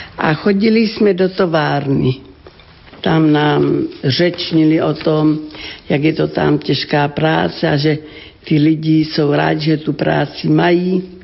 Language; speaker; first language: Czech; native; Czech